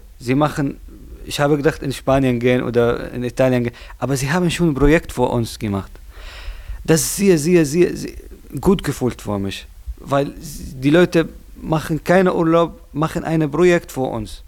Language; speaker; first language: German; non-native, learner; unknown